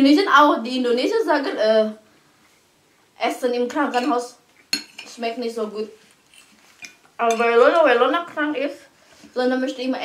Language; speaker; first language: German; non-native, learner; Indonesian